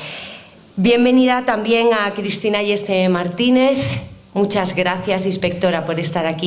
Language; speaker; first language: Spanish; native; Spanish